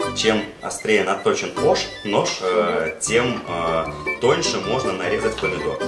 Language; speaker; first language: Russian; native; Russian